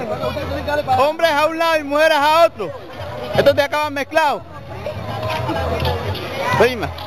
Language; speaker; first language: Spanish; native; Spanish